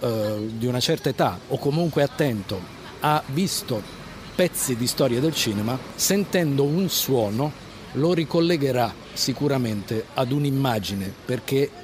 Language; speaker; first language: Italian; native; Italian